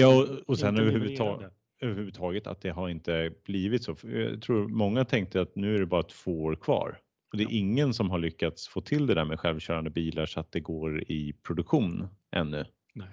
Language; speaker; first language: Swedish; native; Swedish